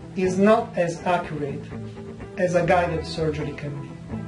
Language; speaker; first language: English; non-native, fluent; Italian